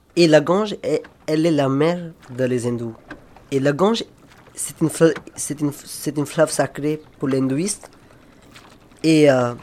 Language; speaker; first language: French; non-native, learner; Hindi